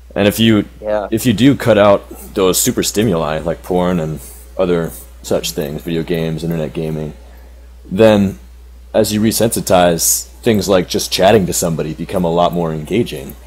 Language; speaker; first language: English; native; English